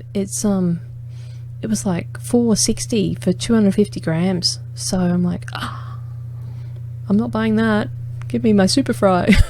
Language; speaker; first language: English; native; English